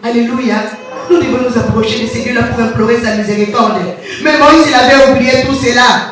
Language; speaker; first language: French; non-native, local second language; Lingala